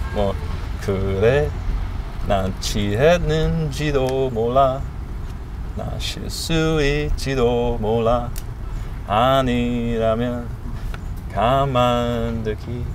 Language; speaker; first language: Korean; non-native, fluent; English